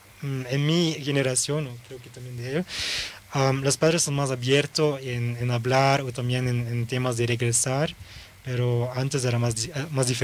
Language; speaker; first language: Spanish; early bilingual, heritage; Dutch